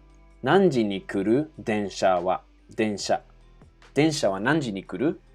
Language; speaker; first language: Japanese; non-native, fluent; English